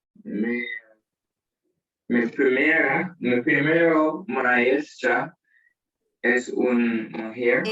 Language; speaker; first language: Spanish; non-native, learner; English